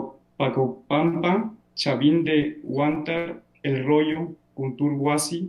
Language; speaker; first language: Spanish; native; Spanish